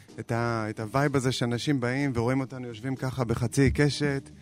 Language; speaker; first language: Hebrew; native; Hebrew